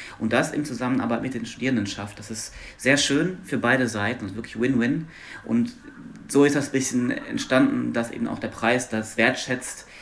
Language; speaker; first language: German; non-native, local second language; Luxembourgish